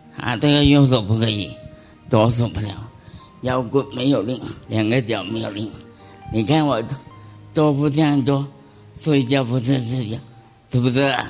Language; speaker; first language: Chinese; non-native, local second language; Cantonese